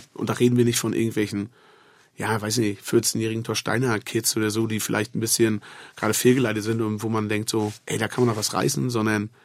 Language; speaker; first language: German; native; German